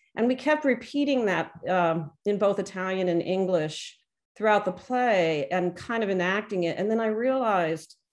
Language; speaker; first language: English; native; English